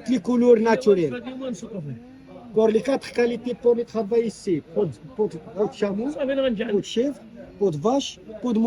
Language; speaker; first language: French; non-native, learner; Arabic